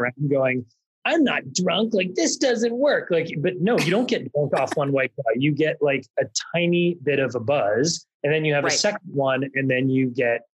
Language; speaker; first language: English; native; English